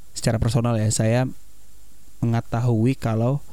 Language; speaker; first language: Indonesian; native; Indonesian